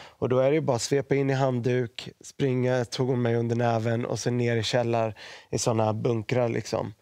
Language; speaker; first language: Swedish; early bilingual, other home language; Arabic